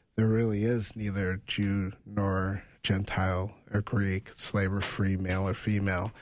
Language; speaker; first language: English; native; English